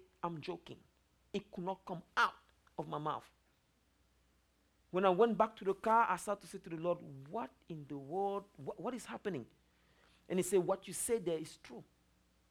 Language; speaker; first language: English; non-native, local second language; French